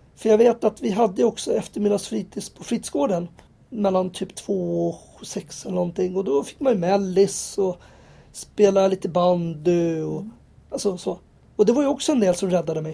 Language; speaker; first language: Swedish; native; Swedish